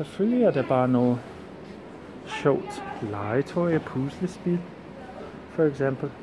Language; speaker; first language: Danish; non-native, fluent; English